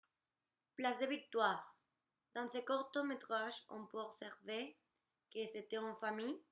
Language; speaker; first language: French; non-native, learner; Spanish